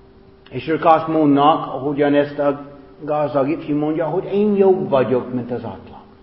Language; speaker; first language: Hungarian; non-native, fluent; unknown